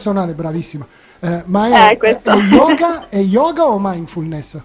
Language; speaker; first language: Italian; native; Italian